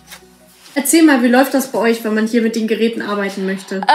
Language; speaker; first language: German; native; German